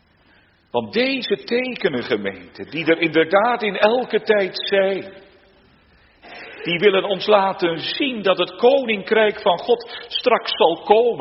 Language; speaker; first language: Dutch; native; Dutch